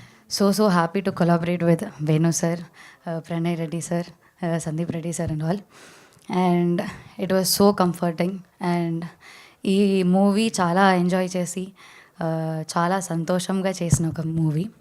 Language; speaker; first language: Telugu; non-native, learner; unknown